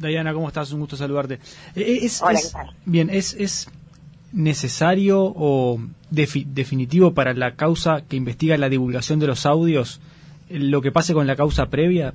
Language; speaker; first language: Spanish; native; Spanish